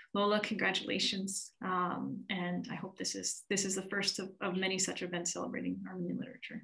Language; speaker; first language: English; native; English